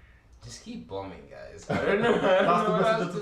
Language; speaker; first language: English; early bilingual, other home language; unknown